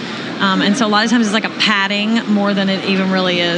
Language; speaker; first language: English; native; English